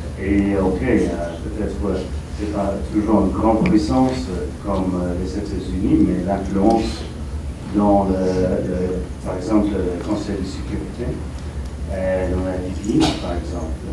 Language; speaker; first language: French; non-native, fluent; English